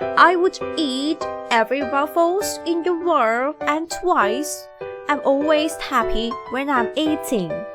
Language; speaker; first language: English; non-native, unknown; Thai